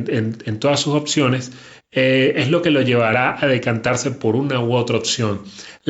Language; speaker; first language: Spanish; native; Spanish